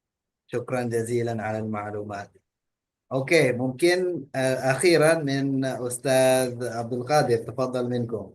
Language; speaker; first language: Arabic; early bilingual, heritage; Indonesian